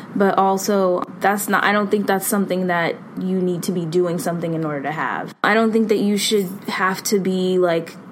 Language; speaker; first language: English; native; English